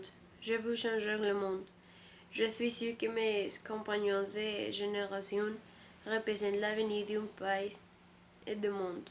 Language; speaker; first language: French; non-native, learner; Spanish